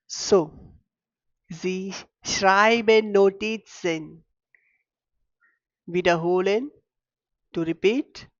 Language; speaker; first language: German; non-native, fluent; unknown